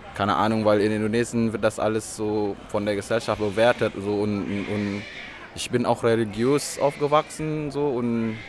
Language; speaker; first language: German; non-native, fluent; Indonesian